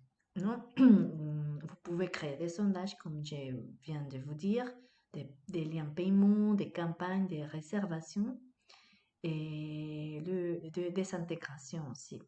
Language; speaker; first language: French; non-native, fluent; Spanish